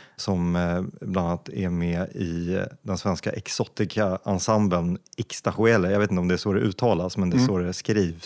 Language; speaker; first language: Swedish; native; Swedish